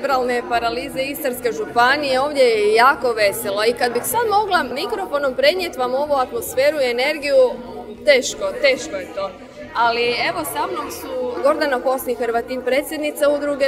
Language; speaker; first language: Croatian; native; Croatian